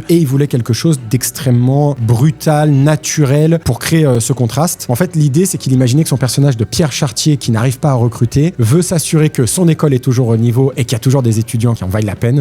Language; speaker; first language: French; native; French